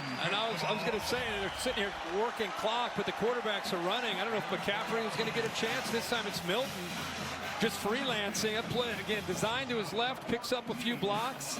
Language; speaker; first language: English; native; English